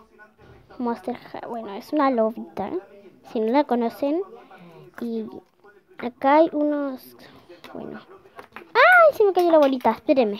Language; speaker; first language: Spanish; native; Spanish